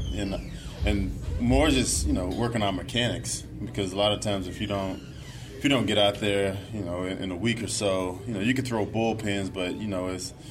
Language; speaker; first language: English; native; English